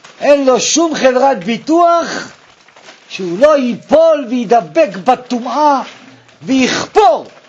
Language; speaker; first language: Hebrew; native; Hebrew